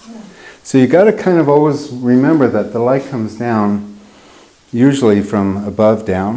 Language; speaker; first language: English; native; English